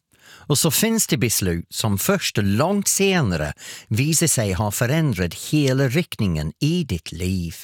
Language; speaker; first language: Swedish; non-native, fluent; English